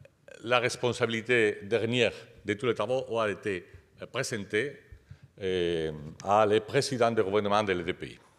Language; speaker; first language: French; non-native, fluent; Spanish